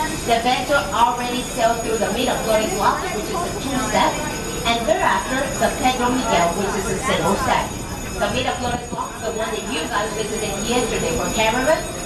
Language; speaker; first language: English; non-native, fluent; Spanish